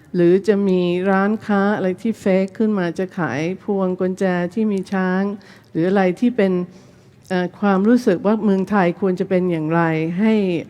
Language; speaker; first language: Thai; non-native, fluent; English